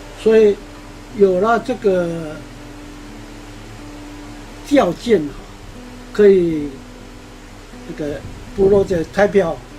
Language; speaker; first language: Chinese; non-native, local second language; Amis